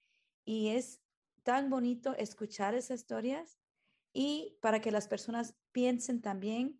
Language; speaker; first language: Spanish; early bilingual, heritage; Spanish